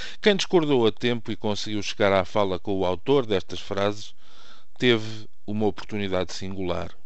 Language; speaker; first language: Portuguese; native; Portuguese